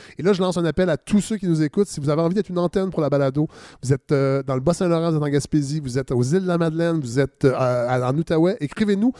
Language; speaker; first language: French; native; French